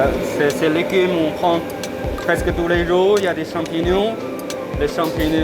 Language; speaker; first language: French; non-native, fluent; Chinese